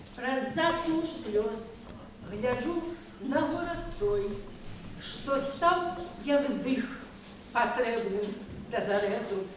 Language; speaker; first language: Belarusian; native; Belarusian